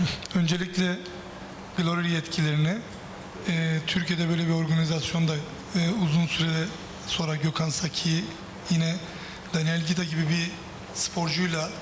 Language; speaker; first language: Turkish; native; Turkish